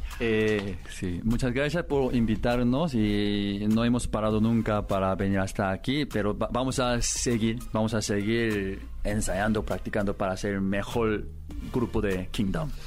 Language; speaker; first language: Spanish; non-native, learner; Korean